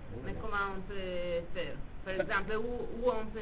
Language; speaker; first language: French; non-native, fluent; Italian